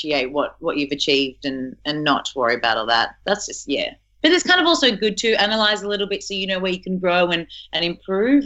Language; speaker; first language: English; native; English